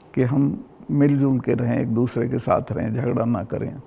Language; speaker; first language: Hindi; native; Hindi